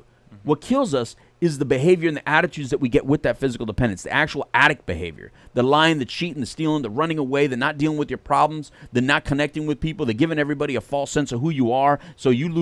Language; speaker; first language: English; native; English